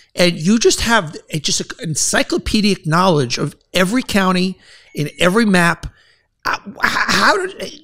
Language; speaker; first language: English; native; English